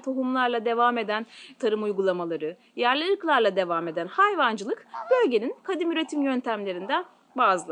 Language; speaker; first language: Turkish; native; Turkish